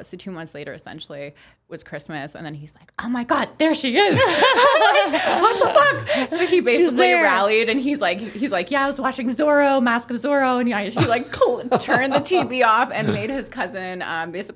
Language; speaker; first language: English; non-native, fluent; Polish